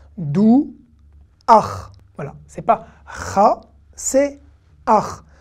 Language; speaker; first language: French; native; French